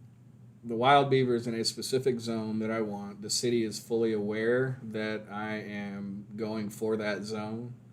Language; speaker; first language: English; native; English